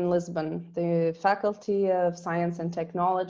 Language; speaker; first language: English; non-native, fluent; Portuguese